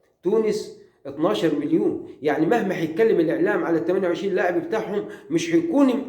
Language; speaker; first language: Arabic; native; Arabic